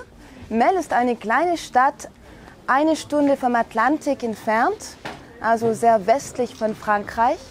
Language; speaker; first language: German; non-native, fluent; French